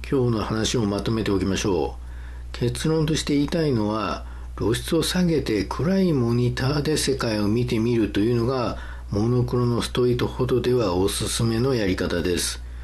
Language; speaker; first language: Japanese; native; Japanese